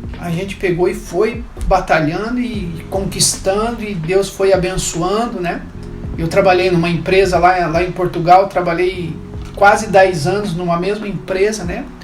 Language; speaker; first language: Portuguese; native; Portuguese